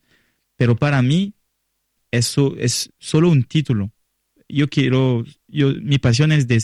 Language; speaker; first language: Spanish; non-native, learner; French